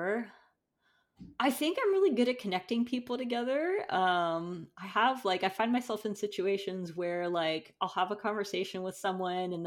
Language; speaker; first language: English; non-native, fluent; Portuguese